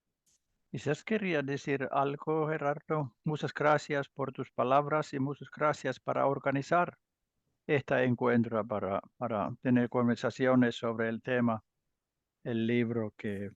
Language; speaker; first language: Spanish; non-native, learner; Finnish